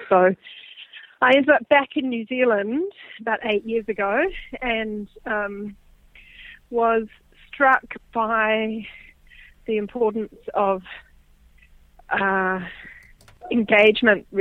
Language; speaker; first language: English; native; English